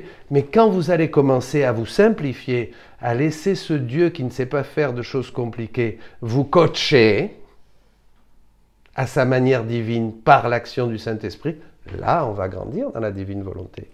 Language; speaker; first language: French; native; French